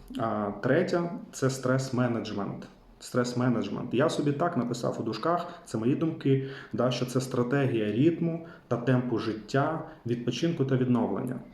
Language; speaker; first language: Ukrainian; non-native, local second language; Russian